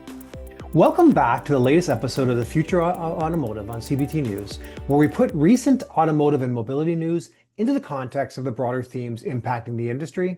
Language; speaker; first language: English; native; English